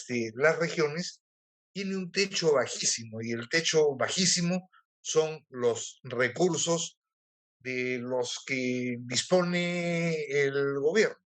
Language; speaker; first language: Spanish; native; Spanish